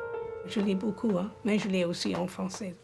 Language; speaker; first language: French; non-native, fluent; English